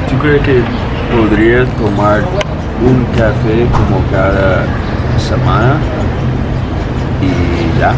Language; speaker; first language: Spanish; non-native, fluent; English